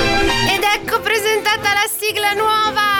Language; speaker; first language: Italian; native; Italian